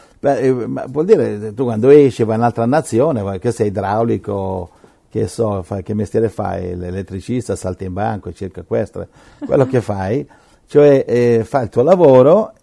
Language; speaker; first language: Italian; native; Italian